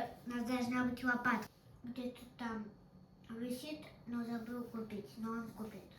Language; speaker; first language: Russian; early bilingual, other home language; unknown